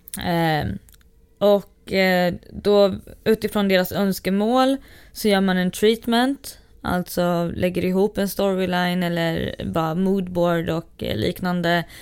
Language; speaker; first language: Swedish; early bilingual, other home language; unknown